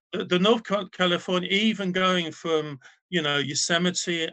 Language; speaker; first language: English; native; English